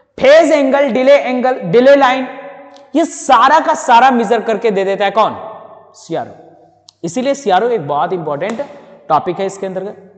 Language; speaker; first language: Hindi; native; Hindi